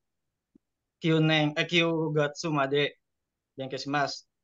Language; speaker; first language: Japanese; non-native, learner; Indonesian